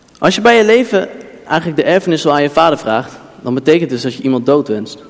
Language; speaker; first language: Dutch; native; Dutch